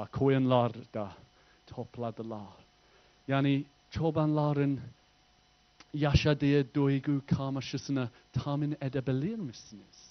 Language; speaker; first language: Turkish; non-native, fluent; English